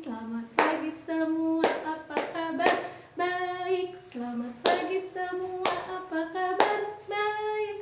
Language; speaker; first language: Indonesian; non-native, local second language; Sundanese